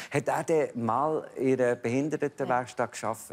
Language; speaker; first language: German; native; German